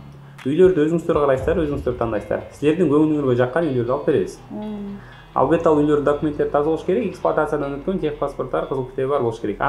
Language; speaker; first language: Kyrgyz; native; Kyrgyz